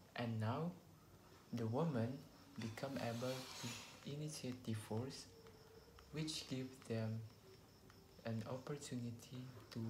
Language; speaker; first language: English; non-native, learner; Indonesian